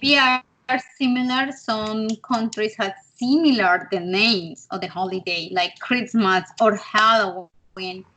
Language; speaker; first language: English; non-native, learner; Spanish